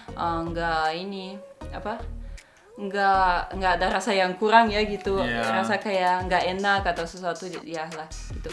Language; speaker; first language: Indonesian; non-native, fluent; Russian